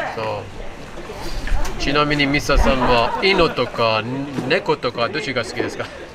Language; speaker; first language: Japanese; non-native, learner; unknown